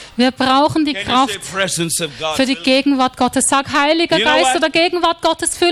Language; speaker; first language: German; native; German